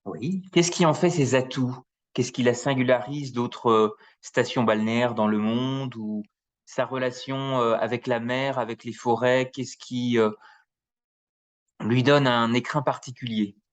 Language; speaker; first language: French; native; French